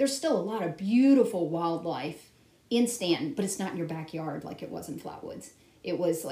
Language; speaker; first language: English; native; English